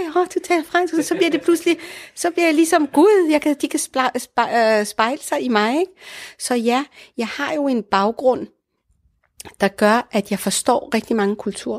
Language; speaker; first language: Danish; early bilingual, other home language; Arabic